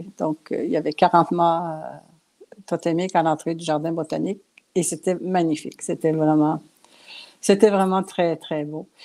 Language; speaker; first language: French; non-native, local second language; Cree